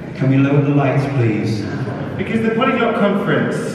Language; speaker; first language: English; native; English